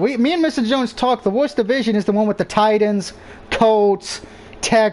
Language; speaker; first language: English; native; English